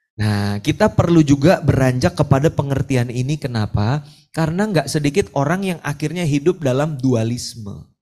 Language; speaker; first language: Indonesian; native; Indonesian